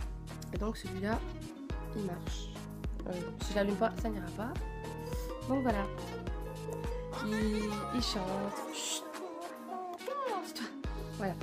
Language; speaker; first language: French; native; French